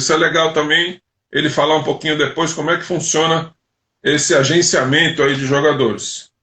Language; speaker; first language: Portuguese; native; Portuguese